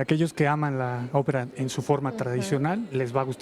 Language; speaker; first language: Spanish; native; Spanish